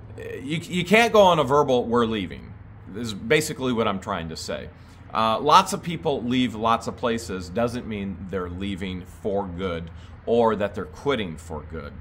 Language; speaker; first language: English; native; English